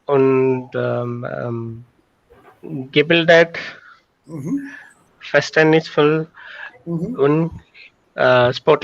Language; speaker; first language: German; non-native, learner; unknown